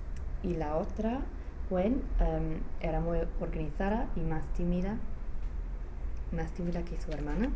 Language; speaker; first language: Spanish; non-native, learner; English